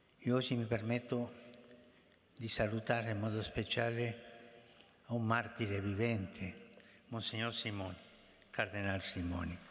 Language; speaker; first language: Italian; non-native, fluent; Spanish